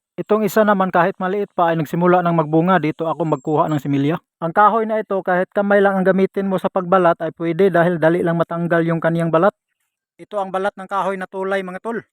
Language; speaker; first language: Filipino; non-native, local second language; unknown